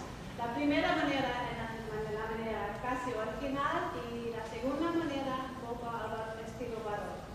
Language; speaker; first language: Spanish; non-native, fluent; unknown